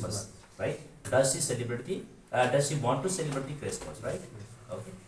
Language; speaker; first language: English; non-native, fluent; Hindi